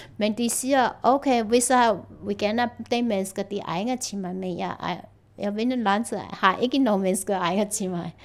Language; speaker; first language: Danish; non-native, learner; Chinese